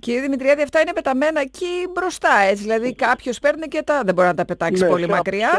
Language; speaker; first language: Greek; native; Greek